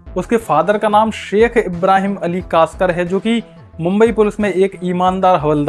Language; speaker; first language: Hindi; native; Hindi